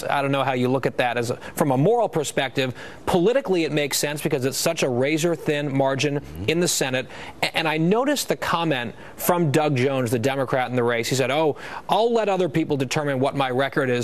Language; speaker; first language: English; native; English